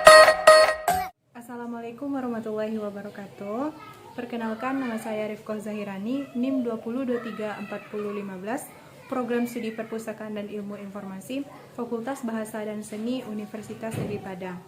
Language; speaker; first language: Indonesian; native; Indonesian